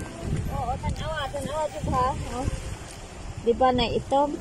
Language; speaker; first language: Filipino; non-native, local second language; Cebuano